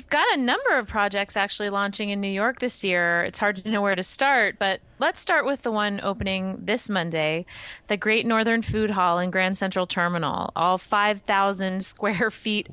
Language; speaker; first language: English; native; English